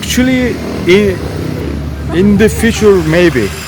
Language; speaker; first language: English; non-native, learner; Turkish